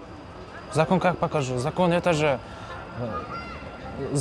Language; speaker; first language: Russian; non-native, local second language; Kazakh